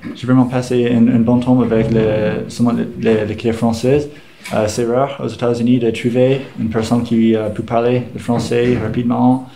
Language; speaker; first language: French; non-native, fluent; English